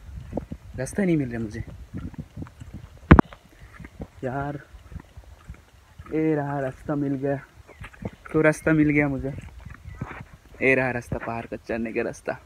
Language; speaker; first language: Hindi; non-native, local second language; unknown